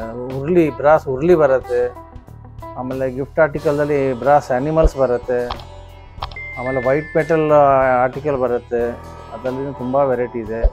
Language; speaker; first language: Kannada; non-native, local second language; Gujarati